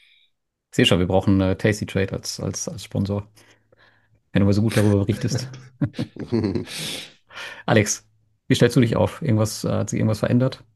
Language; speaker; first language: German; native; German